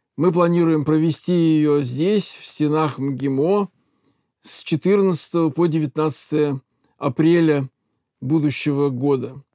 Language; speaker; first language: Russian; native; Russian